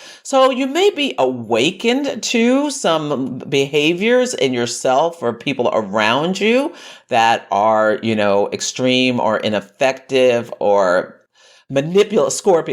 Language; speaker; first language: English; native; English